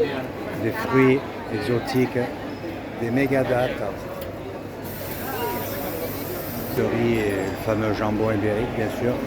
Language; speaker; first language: French; native; French